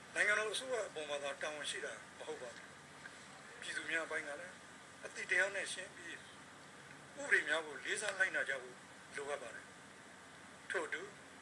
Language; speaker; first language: Burmese; native; Burmese